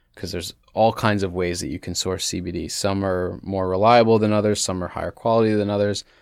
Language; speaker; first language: English; native; English